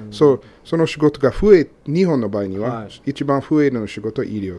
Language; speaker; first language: Japanese; non-native, learner; English